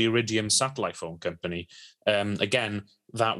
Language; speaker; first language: English; native; English